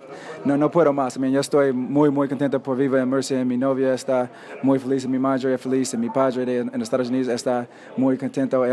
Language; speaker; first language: Spanish; non-native, learner; English